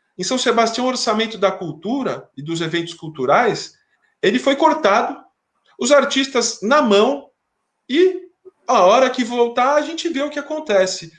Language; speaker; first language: Portuguese; native; Portuguese